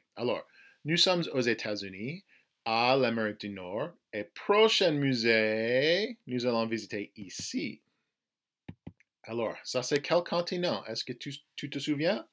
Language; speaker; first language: French; non-native, fluent; English